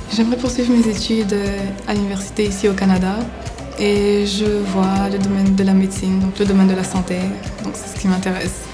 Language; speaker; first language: French; non-native, local second language; Lingala